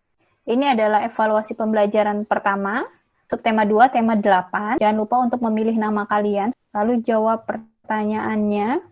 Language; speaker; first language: Indonesian; native; Indonesian